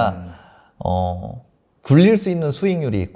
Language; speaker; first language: Korean; native; Korean